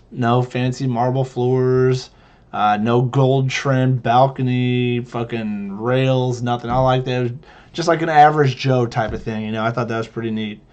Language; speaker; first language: English; native; English